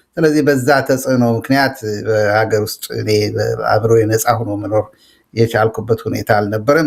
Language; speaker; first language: Amharic; native; Amharic